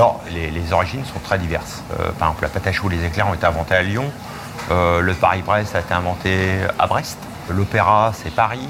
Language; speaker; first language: French; native; French